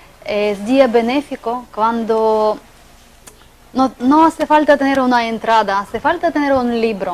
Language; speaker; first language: Spanish; non-native, learner; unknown